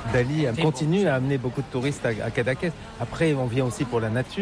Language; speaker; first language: French; native; French